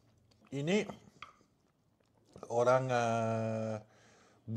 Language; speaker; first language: Indonesian; non-native, learner; French